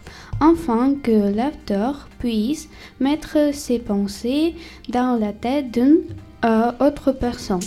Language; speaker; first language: French; non-native, learner; Tamil